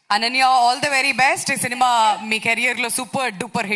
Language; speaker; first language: Telugu; native; Telugu